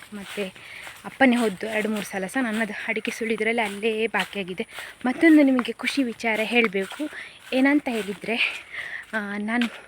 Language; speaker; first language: Kannada; non-native, local second language; Konkani